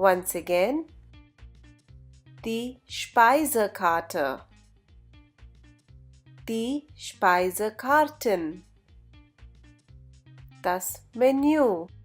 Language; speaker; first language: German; non-native, fluent; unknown